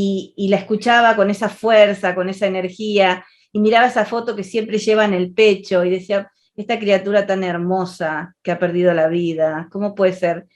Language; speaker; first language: Spanish; native; Spanish